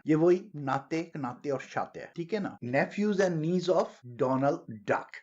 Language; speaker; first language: Urdu; native; Urdu